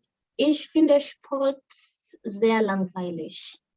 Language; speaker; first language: German; non-native, learner; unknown